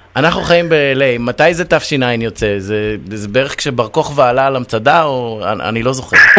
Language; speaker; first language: Hebrew; native; Hebrew